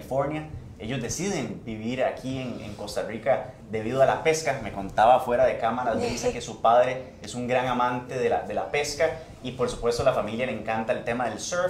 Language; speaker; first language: Spanish; native; Spanish